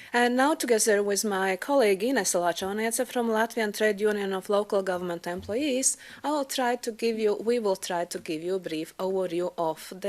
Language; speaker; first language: English; non-native, fluent; Latvian